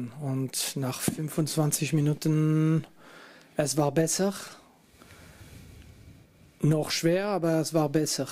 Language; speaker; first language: German; non-native, fluent; French